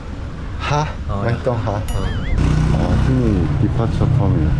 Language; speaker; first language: Thai; non-native, learner; Korean